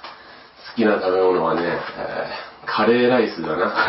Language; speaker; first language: Japanese; early bilingual, other home language; English